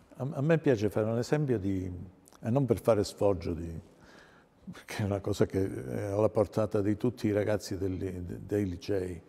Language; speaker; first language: Italian; native; Italian